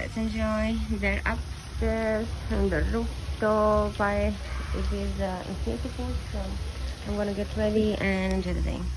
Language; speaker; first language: English; non-native, fluent; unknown